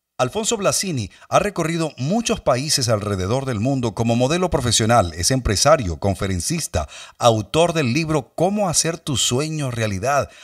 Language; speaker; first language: Spanish; native; Spanish